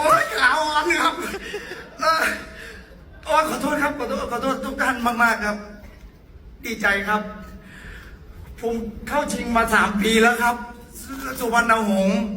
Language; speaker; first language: Thai; native; Thai